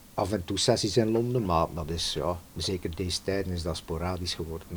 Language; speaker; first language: Dutch; native; Dutch